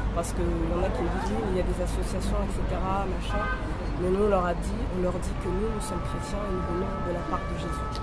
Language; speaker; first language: French; native; French